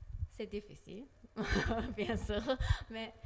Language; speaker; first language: French; non-native, learner; Japanese